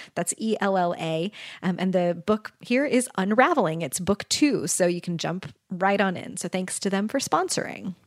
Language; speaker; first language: English; native; English